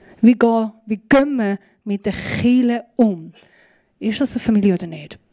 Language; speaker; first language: German; non-native, fluent; Persian